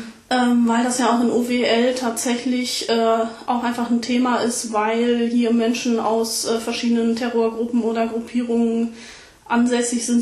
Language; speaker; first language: German; native; German